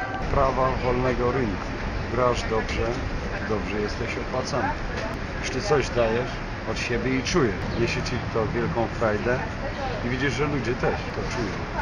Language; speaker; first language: Polish; non-native, fluent; Russian